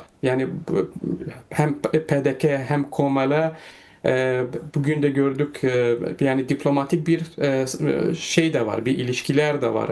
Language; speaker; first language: Turkish; non-native, fluent; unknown